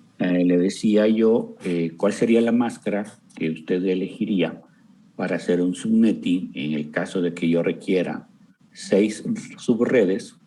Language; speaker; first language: Spanish; native; Spanish